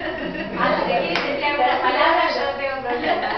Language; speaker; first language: Spanish; native; Spanish